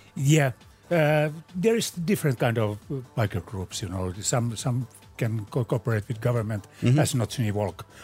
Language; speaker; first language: English; non-native, fluent; Finnish